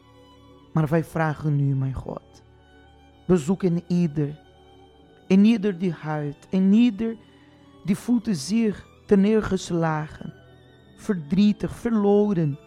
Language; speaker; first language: Dutch; non-native, fluent; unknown